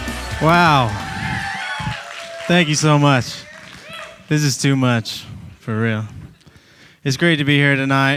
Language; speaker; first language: English; native; English